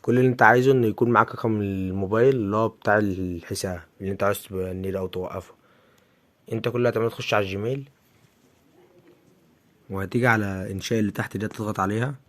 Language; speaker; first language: Arabic; native; Arabic